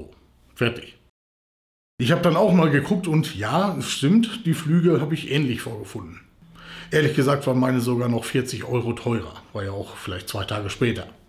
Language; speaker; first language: German; native; German